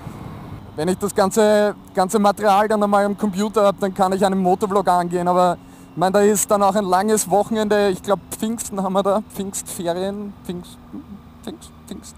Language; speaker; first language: German; native; German